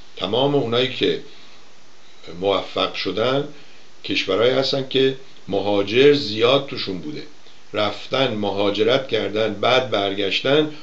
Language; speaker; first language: Persian; native; Persian